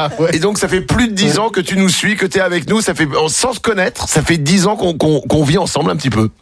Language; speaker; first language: French; native; French